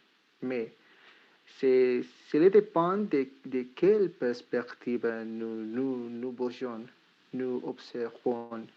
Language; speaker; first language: French; non-native, learner; Spanish